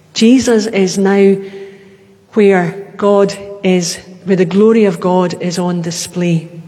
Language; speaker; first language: English; native; English